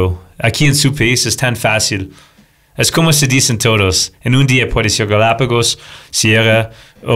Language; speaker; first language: Spanish; non-native, fluent; English